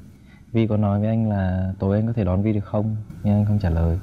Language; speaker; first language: Vietnamese; native; Vietnamese